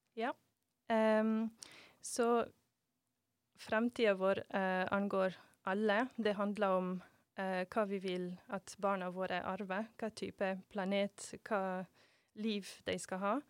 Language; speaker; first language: Norwegian; non-native, fluent; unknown